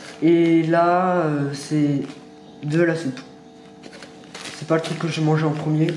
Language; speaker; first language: French; native; French